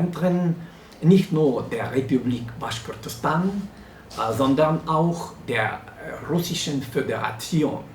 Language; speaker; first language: German; non-native, fluent; Russian